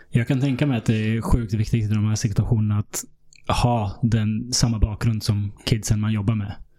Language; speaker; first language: Swedish; early bilingual, other home language; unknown